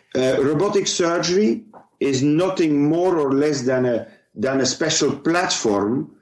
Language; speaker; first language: English; non-native, fluent; Dutch